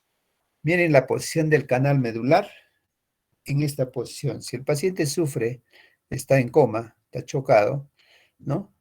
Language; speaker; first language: Spanish; native; Spanish